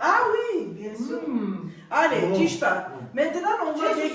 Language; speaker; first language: French; non-native, fluent; Armenian